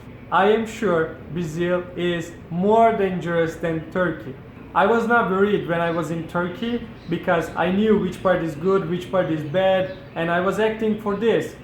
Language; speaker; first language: English; non-native, fluent; Turkish